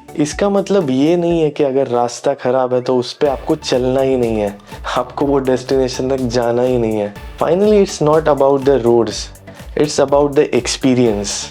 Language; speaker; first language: Hindi; non-native, local second language; Marathi